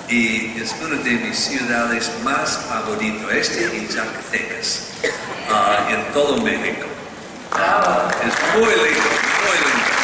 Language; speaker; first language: Spanish; non-native, learner; English